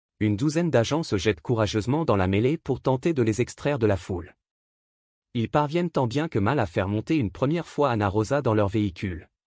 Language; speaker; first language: French; native; French